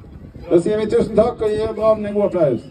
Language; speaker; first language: Norwegian; native; Norwegian